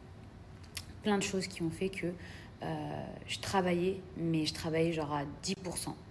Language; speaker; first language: French; native; French